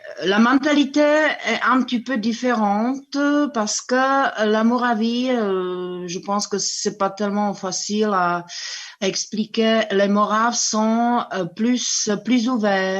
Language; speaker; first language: French; non-native, fluent; Czech